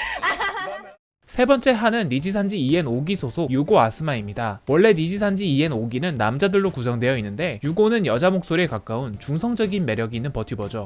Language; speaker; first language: Korean; native; Korean